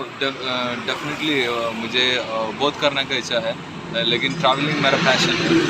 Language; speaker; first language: Hindi; non-native, local second language; Malayalam